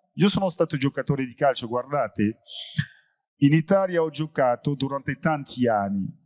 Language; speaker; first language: Italian; non-native, fluent; French